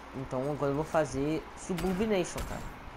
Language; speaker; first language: Portuguese; native; Portuguese